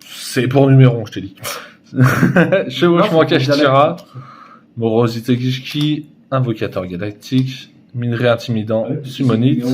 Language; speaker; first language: French; native; French